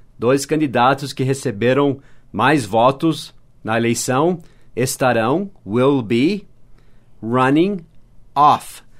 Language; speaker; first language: Portuguese; non-native, fluent; English